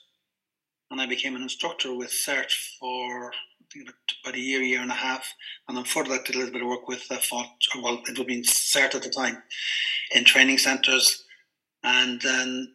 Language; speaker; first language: English; native; English